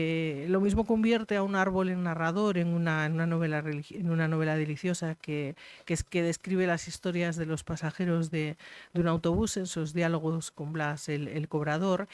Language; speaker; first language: Spanish; native; Spanish